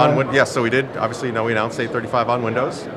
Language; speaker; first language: English; native; English